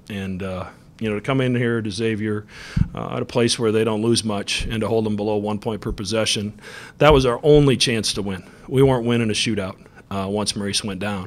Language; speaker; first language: English; native; English